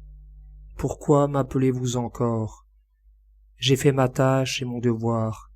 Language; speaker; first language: French; native; French